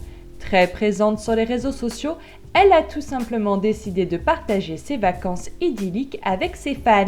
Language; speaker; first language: French; native; French